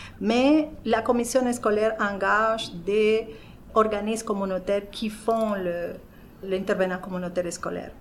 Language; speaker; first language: French; non-native, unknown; Spanish